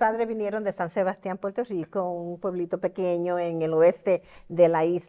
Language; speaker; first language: Spanish; early bilingual, heritage; Spanish